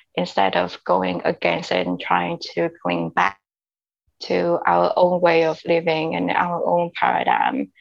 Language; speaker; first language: English; non-native, fluent; Vietnamese